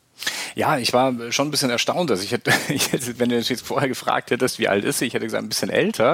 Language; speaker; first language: German; native; German